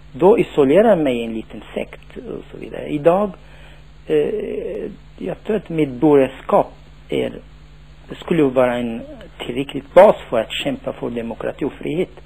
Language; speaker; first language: Swedish; non-native, fluent; Tachelhit